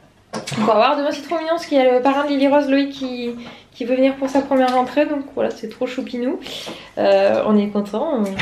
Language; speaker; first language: French; native; French